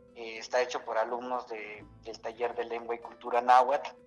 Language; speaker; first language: Spanish; non-native, local second language; Nahuatl languages